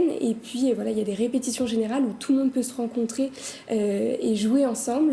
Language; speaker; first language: French; native; French